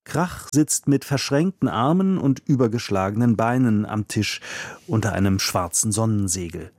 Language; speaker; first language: German; native; German